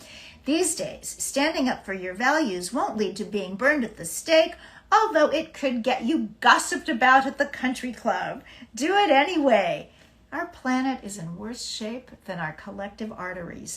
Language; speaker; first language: English; native; English